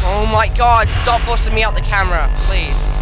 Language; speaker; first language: English; native; English